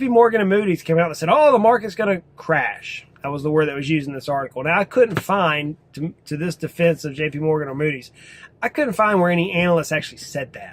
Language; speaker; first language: English; native; English